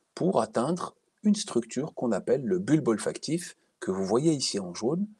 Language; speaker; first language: French; native; French